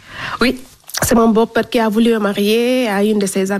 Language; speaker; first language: French; non-native, local second language; Fula